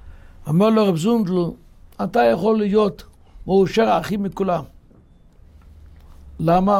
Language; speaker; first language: Hebrew; non-native, local second language; Yiddish